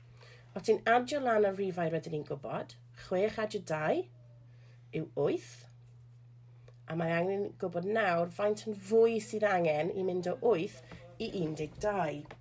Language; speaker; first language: Welsh; non-native, local second language; English